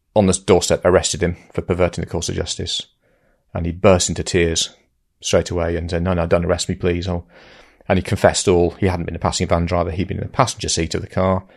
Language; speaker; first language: English; native; English